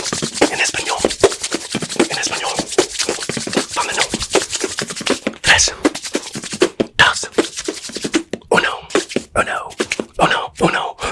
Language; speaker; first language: Spanish; non-native, fluent; English